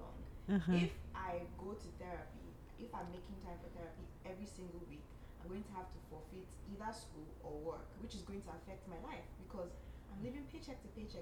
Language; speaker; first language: English; non-native, local second language; Yoruba